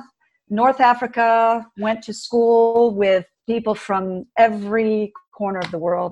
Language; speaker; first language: English; early bilingual, other home language; French